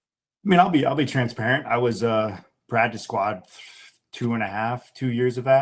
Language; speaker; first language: English; native; English